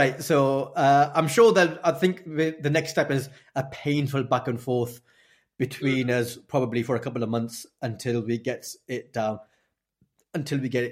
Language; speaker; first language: English; native; English